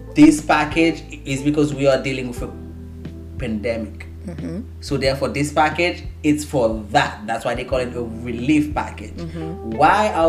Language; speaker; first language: English; non-native, fluent; Haitian Creole